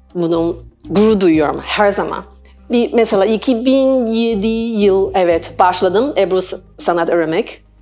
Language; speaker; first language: Turkish; non-native, learner; Chinese